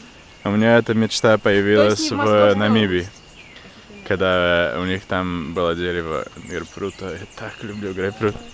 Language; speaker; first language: Russian; non-native, fluent; English